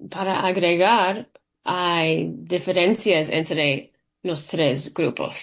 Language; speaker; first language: Spanish; non-native, fluent; English